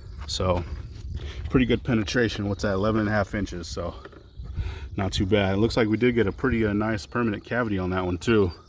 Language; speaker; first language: English; native; English